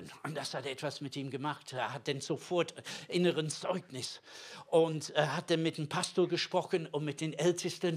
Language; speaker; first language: German; non-native, fluent; English